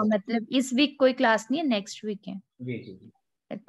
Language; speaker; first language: Hindi; native; Hindi